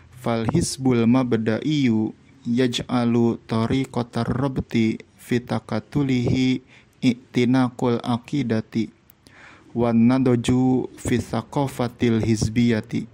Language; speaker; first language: Arabic; non-native, fluent; Indonesian